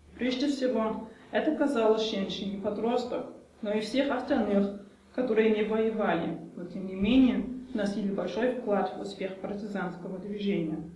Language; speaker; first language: Russian; non-native, fluent; German